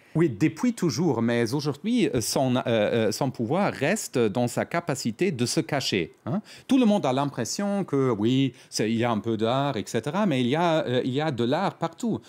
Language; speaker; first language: French; non-native, fluent; German